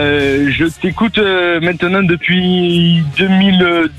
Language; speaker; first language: French; native; French